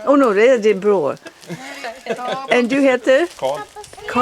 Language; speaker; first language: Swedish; non-native, learner; English